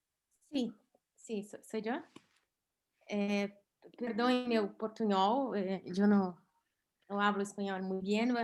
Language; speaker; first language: Spanish; non-native, learner; Portuguese